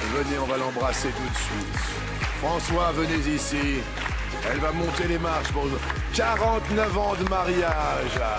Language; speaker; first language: French; native; French